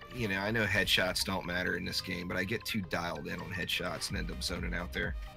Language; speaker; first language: English; native; English